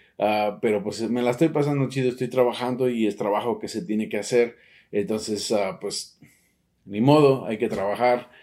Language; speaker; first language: Spanish; early bilingual, heritage; Spanish